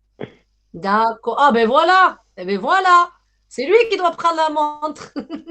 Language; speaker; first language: French; native; French